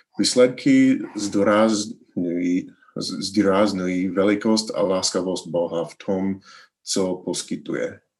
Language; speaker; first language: Czech; non-native, learner; English